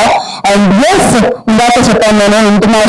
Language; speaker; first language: Telugu; native; Telugu